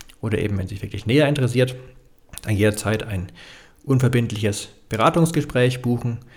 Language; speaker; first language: German; native; German